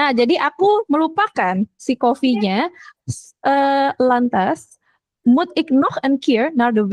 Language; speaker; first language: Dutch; non-native, fluent; Indonesian